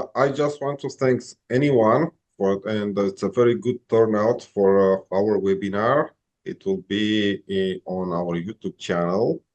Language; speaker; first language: English; non-native, fluent; Romanian